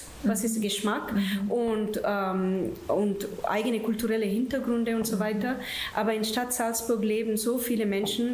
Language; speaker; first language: German; non-native, fluent; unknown